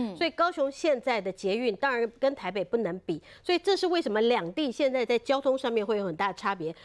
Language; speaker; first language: Chinese; native; Chinese